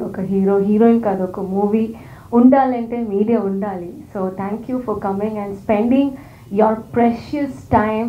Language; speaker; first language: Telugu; non-native, learner; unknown